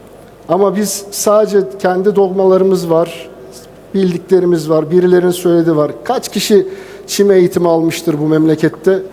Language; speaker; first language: Turkish; native; Turkish